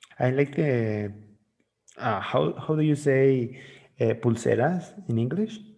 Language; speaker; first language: English; non-native, learner; Spanish